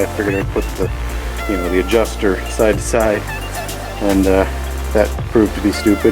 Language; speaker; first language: English; native; English